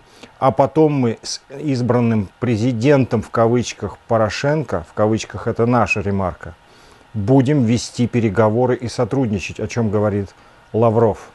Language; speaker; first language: Russian; native; Russian